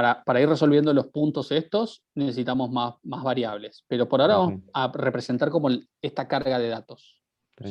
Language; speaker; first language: Spanish; native; Spanish